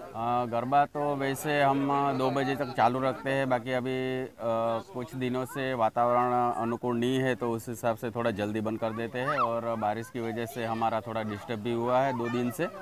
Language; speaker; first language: Hindi; non-native, local second language; Gujarati